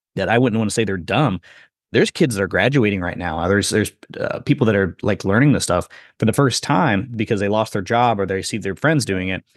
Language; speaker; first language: English; native; English